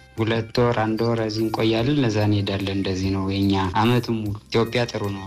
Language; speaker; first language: Amharic; early bilingual, heritage; Amharic